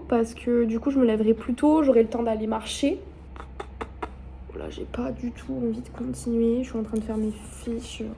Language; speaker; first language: French; native; French